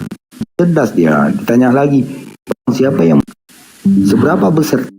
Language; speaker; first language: Indonesian; native; Indonesian